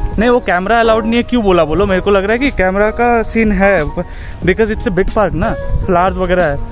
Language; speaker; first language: Hindi; non-native, local second language; Bangla